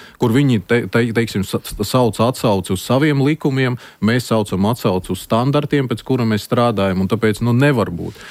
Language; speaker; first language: Latvian; non-native, local second language; Russian